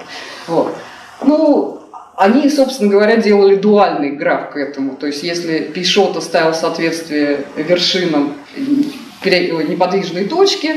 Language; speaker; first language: Russian; native; Russian